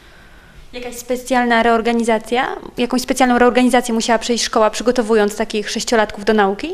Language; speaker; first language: Polish; native; Polish